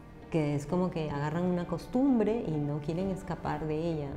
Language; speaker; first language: Spanish; native; Spanish